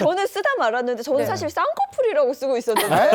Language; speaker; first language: Korean; native; Korean